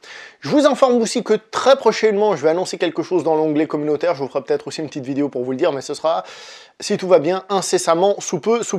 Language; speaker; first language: French; native; French